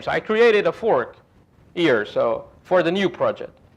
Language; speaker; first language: English; non-native, fluent; Portuguese